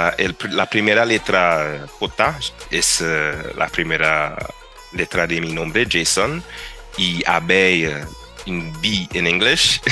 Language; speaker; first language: Spanish; non-native, fluent; English